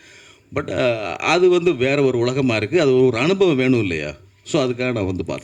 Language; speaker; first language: Tamil; native; Tamil